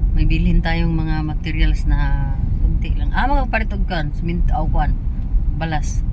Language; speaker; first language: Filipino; non-native, local second language; Cebuano